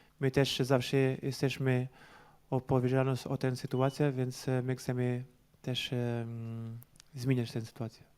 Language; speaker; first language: Polish; non-native, learner; Portuguese